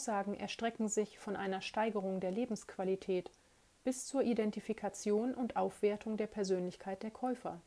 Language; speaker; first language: German; native; German